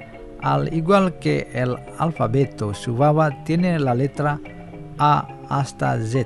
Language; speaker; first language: Spanish; non-native, fluent; Indonesian